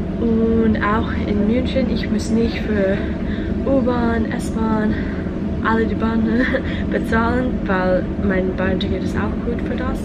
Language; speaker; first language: German; non-native, learner; English